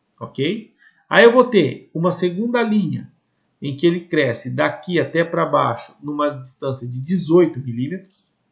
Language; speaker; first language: Portuguese; native; Portuguese